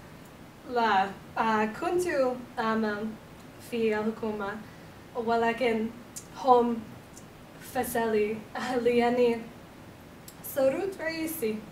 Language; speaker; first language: Arabic; non-native, learner; English